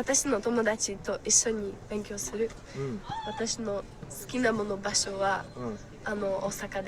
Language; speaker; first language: Japanese; non-native, learner; Slovak